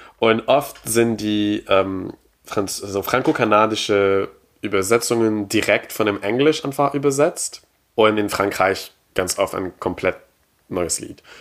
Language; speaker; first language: German; non-native, fluent; French